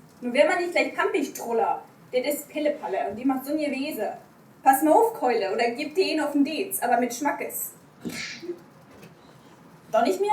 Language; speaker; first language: German; native; German